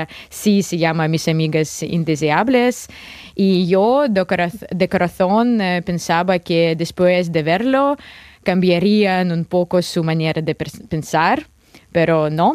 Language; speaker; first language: Spanish; non-native, fluent; Russian